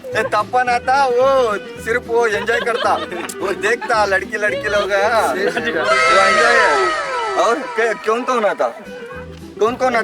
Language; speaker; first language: Hindi; non-native, local second language; Kannada